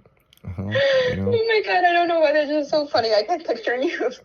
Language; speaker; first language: English; native; English